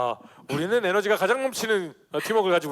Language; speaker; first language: Korean; native; Korean